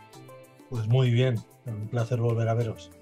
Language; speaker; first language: Spanish; native; Spanish